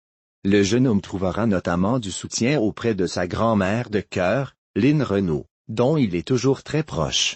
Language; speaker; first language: French; native; French